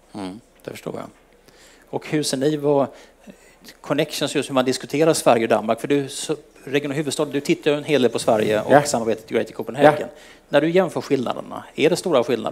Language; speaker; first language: Swedish; native; Swedish